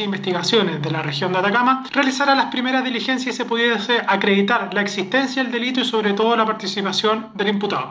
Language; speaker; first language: Spanish; native; Spanish